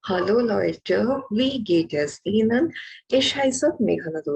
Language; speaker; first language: German; non-native, fluent; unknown